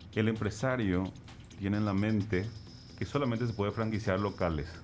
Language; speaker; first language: Spanish; native; Spanish